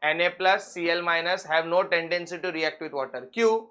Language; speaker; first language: Hindi; non-native, local second language; Marathi